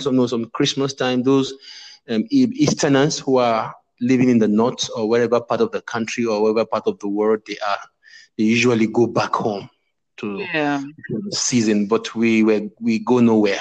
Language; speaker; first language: English; non-native, local second language; Igbo